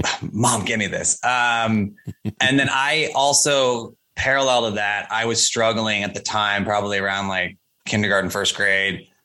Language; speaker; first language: English; native; English